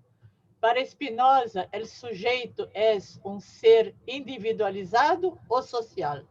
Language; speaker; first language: Spanish; non-native, learner; Portuguese